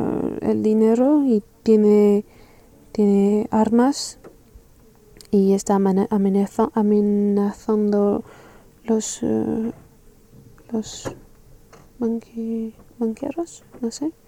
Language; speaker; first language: Spanish; non-native, learner; French